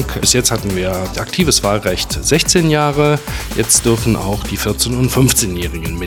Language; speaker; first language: German; native; German